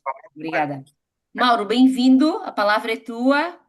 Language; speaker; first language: Portuguese; native; Portuguese